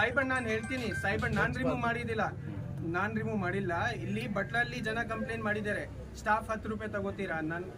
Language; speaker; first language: Kannada; non-native, fluent; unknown